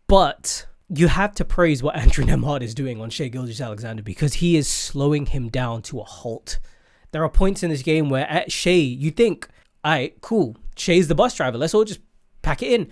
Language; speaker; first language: English; native; English